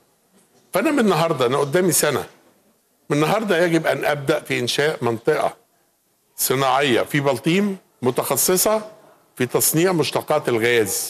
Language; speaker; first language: Arabic; native; Arabic